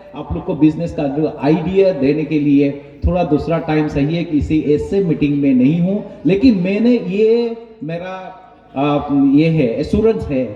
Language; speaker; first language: Hindi; non-native, local second language; Bangla